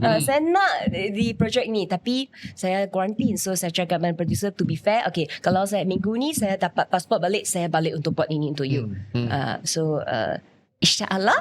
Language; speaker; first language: Malay; non-native, local second language; Chinese